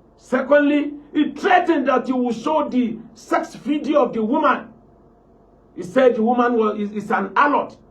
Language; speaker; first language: English; non-native, local second language; Yoruba